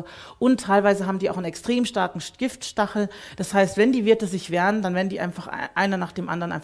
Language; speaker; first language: German; native; German